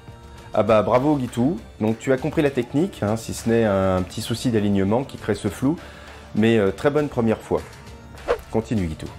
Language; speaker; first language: French; native; French